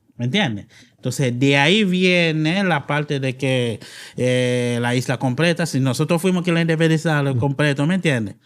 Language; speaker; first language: Spanish; non-native, fluent; Haitian Creole